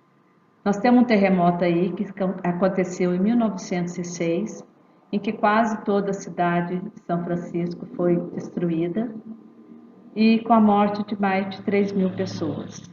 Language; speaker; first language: Portuguese; native; Portuguese